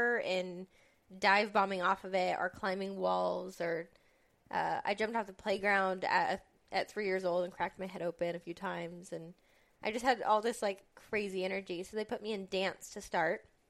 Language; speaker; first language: English; native; English